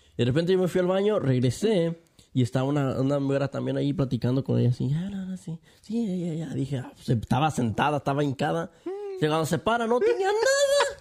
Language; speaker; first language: Spanish; early bilingual, heritage; Spanish